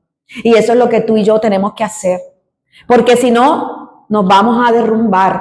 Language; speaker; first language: Spanish; native; Spanish